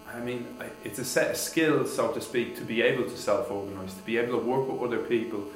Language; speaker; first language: English; native; English